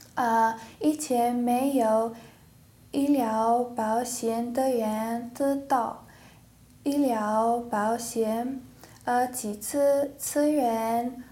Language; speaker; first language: Chinese; non-native, learner; English